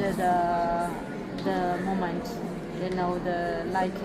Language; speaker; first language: English; non-native, learner; Italian